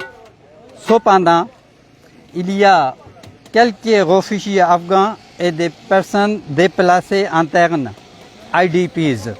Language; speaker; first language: French; non-native, fluent; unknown